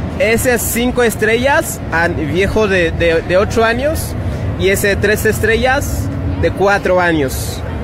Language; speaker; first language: Spanish; non-native, fluent; Haitian Creole